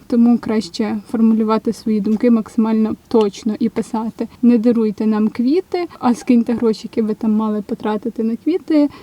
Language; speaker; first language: Ukrainian; non-native, local second language; Russian